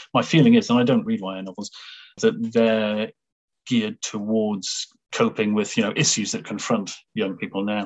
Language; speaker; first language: English; native; English